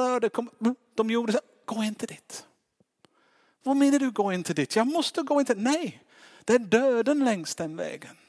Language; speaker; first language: Swedish; non-native, fluent; English